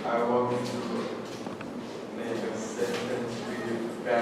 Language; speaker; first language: English; non-native, learner; Chinese